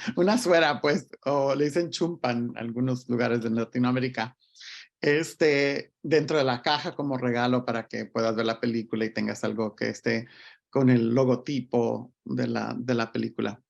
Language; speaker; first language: Spanish; early bilingual, other home language; English